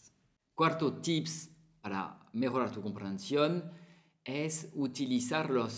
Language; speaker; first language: Spanish; non-native, fluent; French